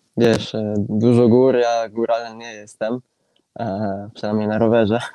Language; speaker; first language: Polish; non-native, fluent; Italian